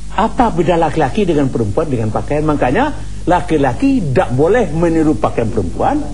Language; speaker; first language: Indonesian; non-native, local second language; Minangkabau